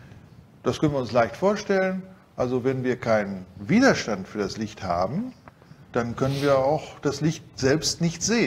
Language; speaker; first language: German; native; German